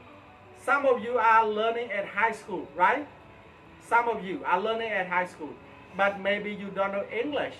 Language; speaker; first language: English; non-native, fluent; Khmer